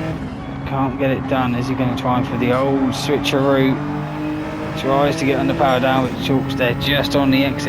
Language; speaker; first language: English; native; English